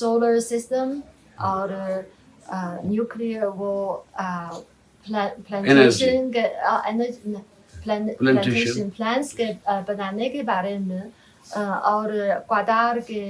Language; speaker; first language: Hindi; non-native, fluent; Chinese